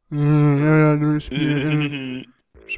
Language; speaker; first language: German; native; German